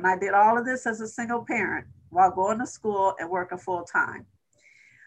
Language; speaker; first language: English; native; English